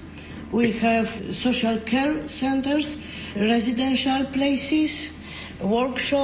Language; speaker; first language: English; non-native, learner; Polish